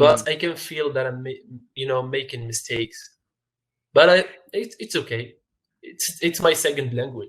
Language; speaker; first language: English; non-native, fluent; Arabic